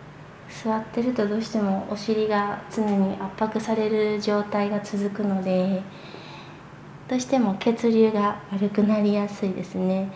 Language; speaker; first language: Japanese; native; Japanese